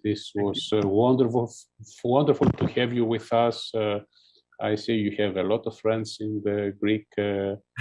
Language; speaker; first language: English; non-native, fluent; Greek